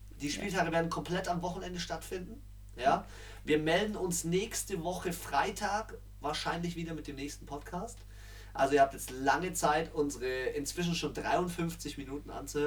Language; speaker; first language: German; native; German